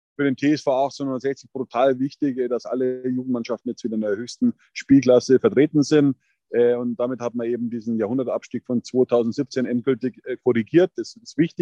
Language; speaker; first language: German; native; German